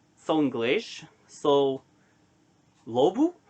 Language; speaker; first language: Portuguese; non-native, learner; English